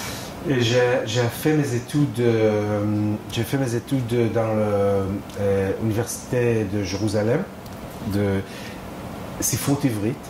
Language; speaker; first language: French; non-native, fluent; Hebrew